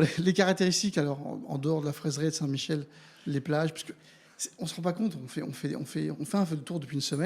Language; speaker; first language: French; native; French